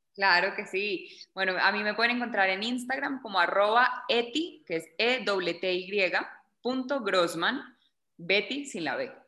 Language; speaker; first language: Spanish; native; Spanish